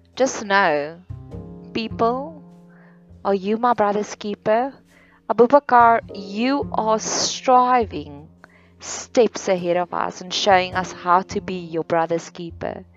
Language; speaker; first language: English; non-native, local second language; Afrikaans